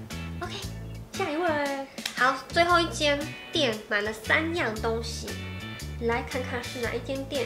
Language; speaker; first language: Chinese; native; Chinese